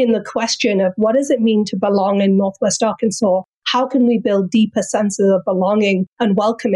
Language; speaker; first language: English; native; English